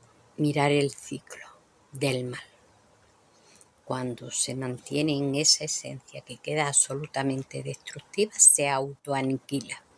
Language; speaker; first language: Spanish; native; Spanish